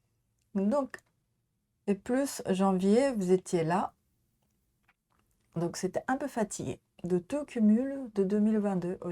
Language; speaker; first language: French; non-native, learner; Japanese